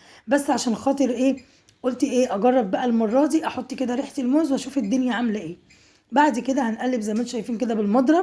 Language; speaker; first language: Arabic; native; Arabic